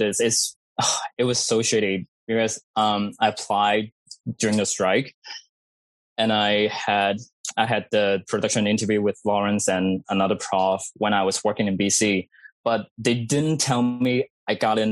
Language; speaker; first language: English; non-native, fluent; Cantonese